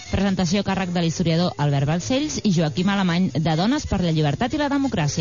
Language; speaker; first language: Catalan; native; Catalan